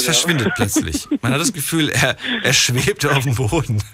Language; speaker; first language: German; native; German